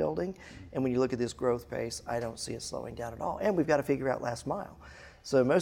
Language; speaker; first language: English; native; English